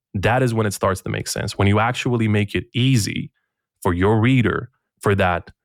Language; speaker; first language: English; non-native, fluent; Bosnian